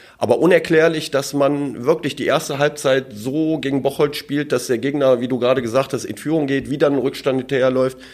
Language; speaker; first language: German; early bilingual, other home language; Turkish